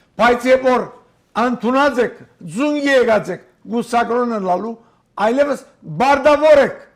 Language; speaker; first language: Armenian; early bilingual, heritage; Armenian